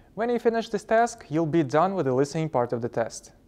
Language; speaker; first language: English; non-native, fluent; Ukrainian